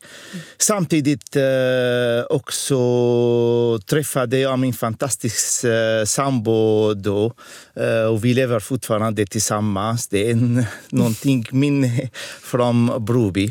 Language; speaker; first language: Swedish; non-native, fluent; Arabic